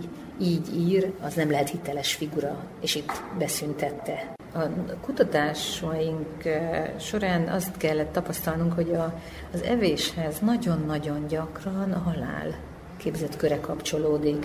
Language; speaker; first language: Hungarian; native; Hungarian